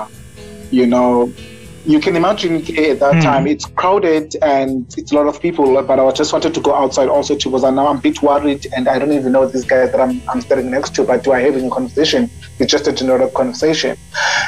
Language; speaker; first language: English; non-native, local second language; Xhosa